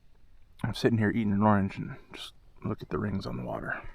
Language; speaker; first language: English; native; English